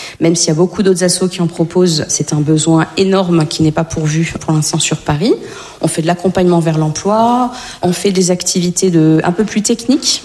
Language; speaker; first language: French; native; French